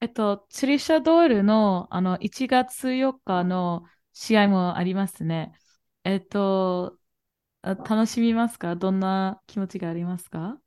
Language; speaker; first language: Japanese; non-native, fluent; English